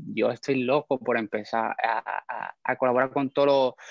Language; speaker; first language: Spanish; native; Spanish